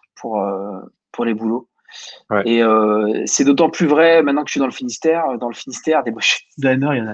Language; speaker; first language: French; native; French